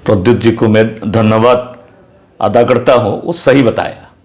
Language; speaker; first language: Hindi; non-native, local second language; Bangla